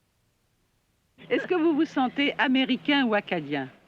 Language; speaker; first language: French; native; French